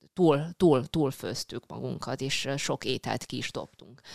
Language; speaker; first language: Hungarian; early bilingual, other home language; Chinese